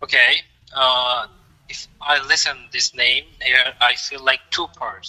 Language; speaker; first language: English; non-native, local second language; Bangla